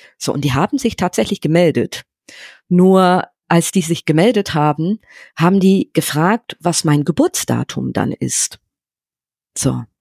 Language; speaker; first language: German; non-native, fluent; English